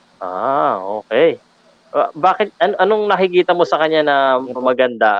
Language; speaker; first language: Filipino; native; Filipino